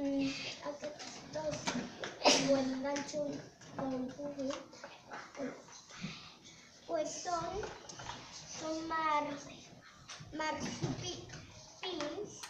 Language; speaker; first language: Catalan; non-native, local second language; Spanish